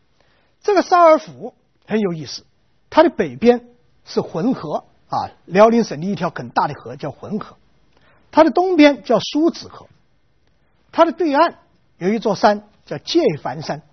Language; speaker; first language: Chinese; native; Chinese